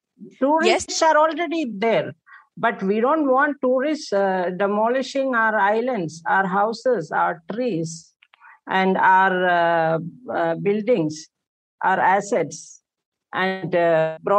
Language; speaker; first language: English; non-native, local second language; Malayalam